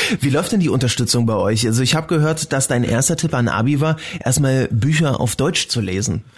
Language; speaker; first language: German; native; German